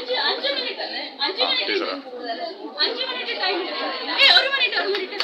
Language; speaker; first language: Malayalam; non-native, learner; Kannada